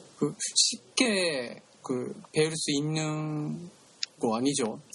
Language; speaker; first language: Korean; non-native, learner; Japanese